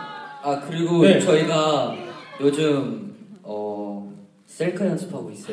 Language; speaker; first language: Korean; non-native, fluent; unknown